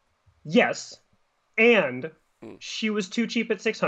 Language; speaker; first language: English; native; English